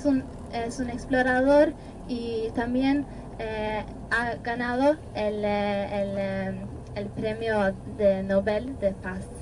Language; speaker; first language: Spanish; non-native, fluent; Norwegian